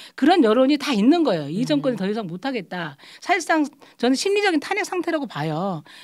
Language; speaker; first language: Korean; native; Korean